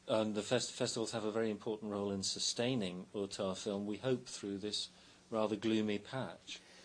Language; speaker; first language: English; native; English